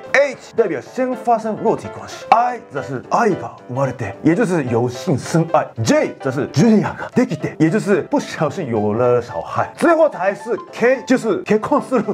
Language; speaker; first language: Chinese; non-native, fluent; Japanese